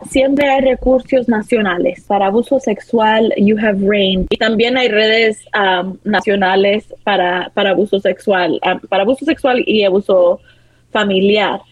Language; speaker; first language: Spanish; early bilingual, heritage; Spanish